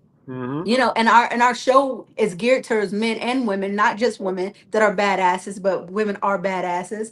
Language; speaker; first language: English; native; English